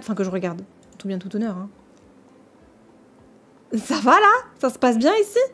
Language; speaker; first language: French; native; French